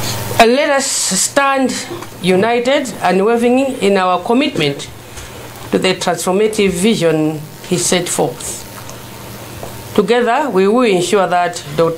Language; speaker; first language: English; non-native, local second language; Nyanja